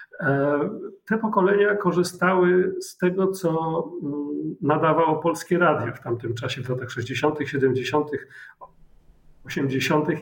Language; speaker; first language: Polish; native; Polish